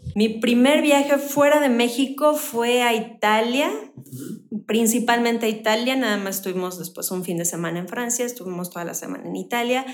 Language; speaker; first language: Spanish; native; Spanish